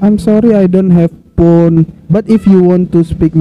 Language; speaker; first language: English; non-native, learner; Indonesian